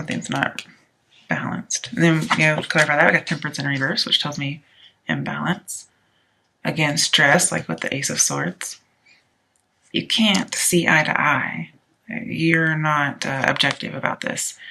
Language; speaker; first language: English; native; English